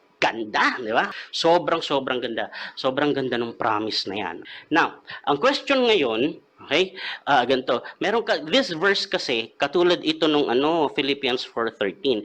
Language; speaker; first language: Filipino; native; Filipino